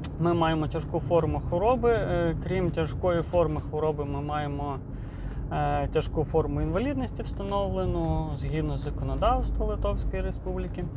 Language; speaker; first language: Ukrainian; non-native, local second language; Russian